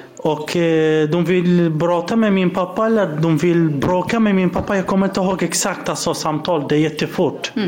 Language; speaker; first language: Swedish; non-native, learner; Arabic